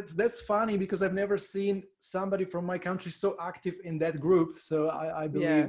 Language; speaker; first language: English; non-native, fluent; Slovak